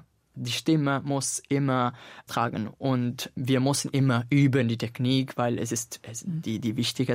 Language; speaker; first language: German; non-native, fluent; Italian